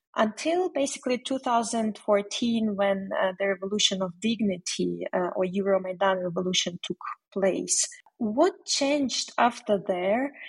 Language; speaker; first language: English; non-native, fluent; Ukrainian